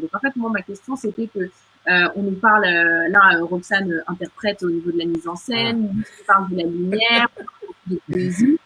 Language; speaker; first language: French; native; French